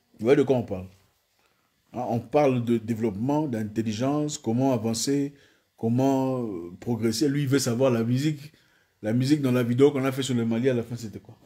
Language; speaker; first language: French; non-native, local second language; Swahili